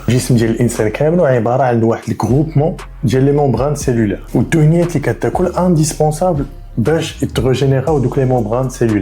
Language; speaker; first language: Arabic; native; Arabic